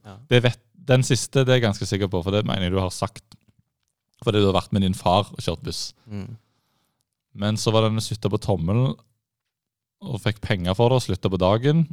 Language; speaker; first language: Norwegian; native; Norwegian